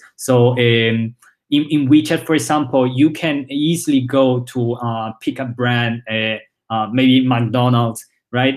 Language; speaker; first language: English; early bilingual, other home language; Spanish